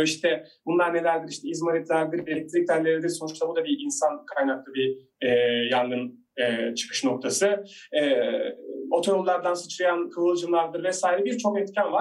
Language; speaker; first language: Turkish; native; Turkish